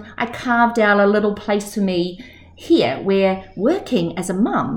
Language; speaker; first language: English; native; English